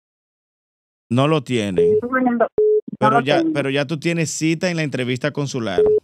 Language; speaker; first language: Spanish; native; Spanish